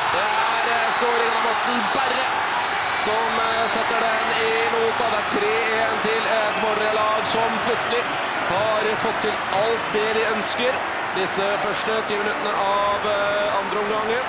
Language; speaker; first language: Norwegian; native; Norwegian